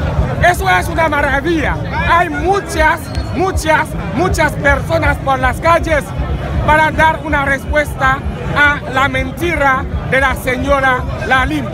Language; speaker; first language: Spanish; non-native, fluent; Haitian Creole